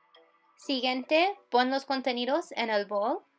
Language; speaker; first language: Spanish; non-native, fluent; English